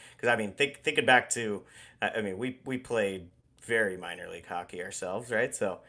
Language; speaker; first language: English; native; English